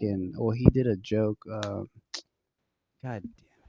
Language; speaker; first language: English; native; English